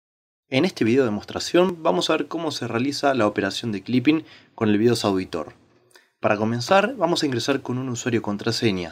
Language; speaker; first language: Spanish; native; Spanish